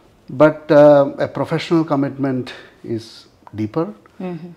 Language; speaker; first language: English; non-native, local second language; Malayalam